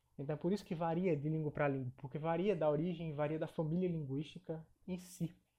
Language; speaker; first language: Portuguese; native; Portuguese